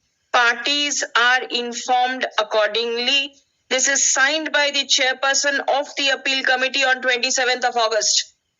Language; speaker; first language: English; non-native, local second language; Bangla